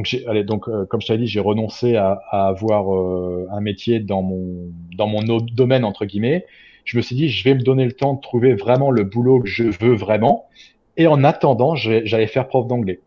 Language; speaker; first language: French; native; French